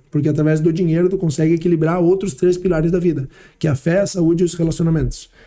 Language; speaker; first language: Portuguese; early bilingual, heritage; Portuguese